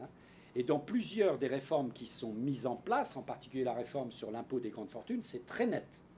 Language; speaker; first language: French; native; French